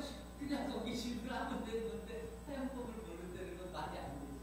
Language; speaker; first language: Korean; native; Korean